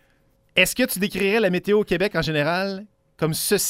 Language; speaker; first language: French; native; French